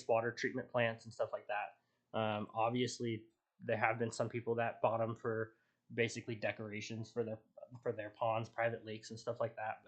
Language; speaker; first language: English; native; English